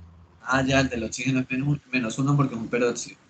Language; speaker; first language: Spanish; native; Spanish